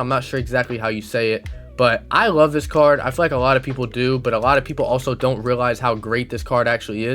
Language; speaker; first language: English; native; English